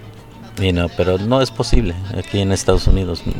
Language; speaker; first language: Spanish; early bilingual, heritage; Spanish